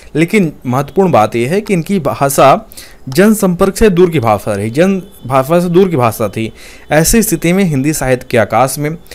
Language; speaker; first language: Hindi; native; Hindi